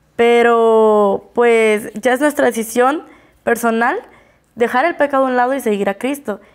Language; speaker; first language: Spanish; native; Spanish